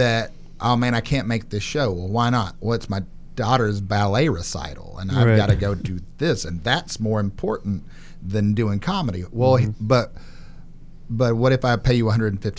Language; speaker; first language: English; native; English